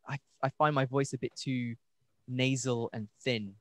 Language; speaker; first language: English; native; English